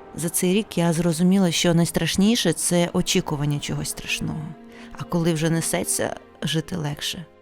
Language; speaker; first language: Ukrainian; non-native, local second language; Russian